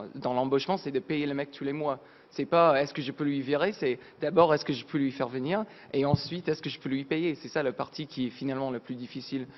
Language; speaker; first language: French; non-native, fluent; English